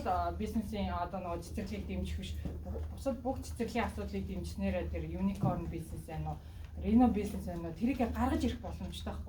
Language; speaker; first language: Mongolian; native; Mongolian